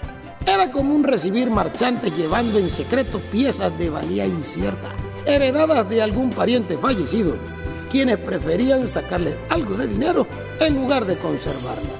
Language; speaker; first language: Spanish; native; Spanish